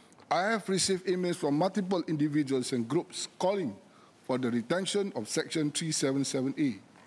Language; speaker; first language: English; non-native, local second language; Malay